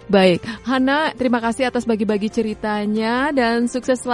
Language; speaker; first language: Indonesian; native; Indonesian